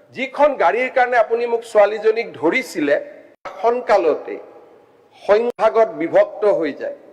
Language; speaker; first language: Assamese; native; Assamese